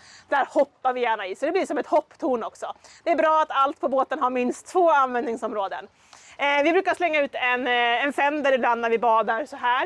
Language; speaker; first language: Swedish; native; Swedish